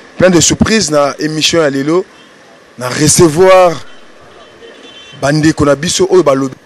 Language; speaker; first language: Lingala; native; Lingala